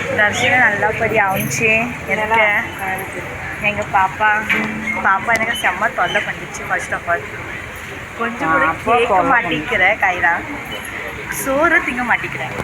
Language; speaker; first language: Tamil; non-native, learner; Marathi